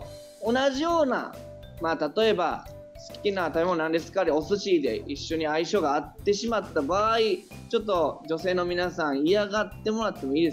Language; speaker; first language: Japanese; native; Japanese